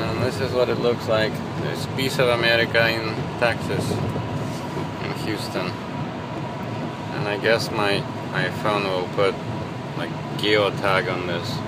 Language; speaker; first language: English; non-native, fluent; Russian